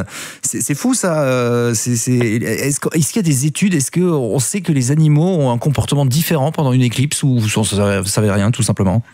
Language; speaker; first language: French; native; French